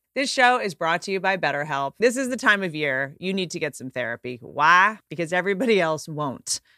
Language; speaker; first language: English; native; English